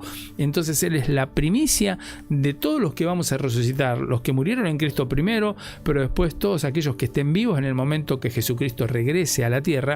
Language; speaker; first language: Spanish; native; Spanish